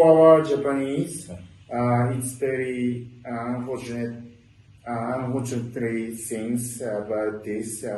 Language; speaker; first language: English; non-native, learner; Japanese